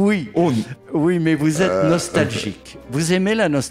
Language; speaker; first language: French; native; French